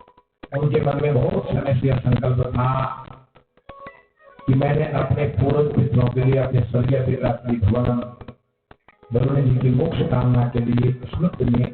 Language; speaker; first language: Hindi; native; Hindi